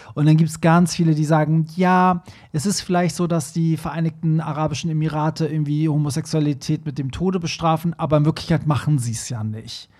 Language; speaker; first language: German; early bilingual, other home language; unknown